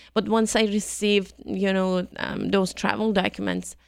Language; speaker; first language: English; non-native, fluent; Persian